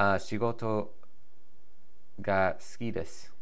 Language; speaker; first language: Japanese; non-native, learner; English